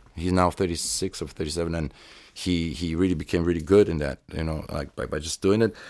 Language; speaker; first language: English; non-native, fluent; German